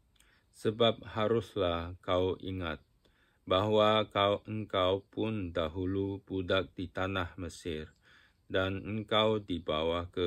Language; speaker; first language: Indonesian; non-native, fluent; Japanese